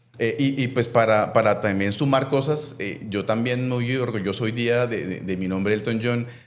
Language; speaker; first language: Spanish; native; Spanish